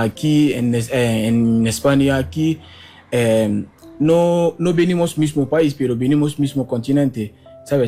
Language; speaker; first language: Spanish; non-native, learner; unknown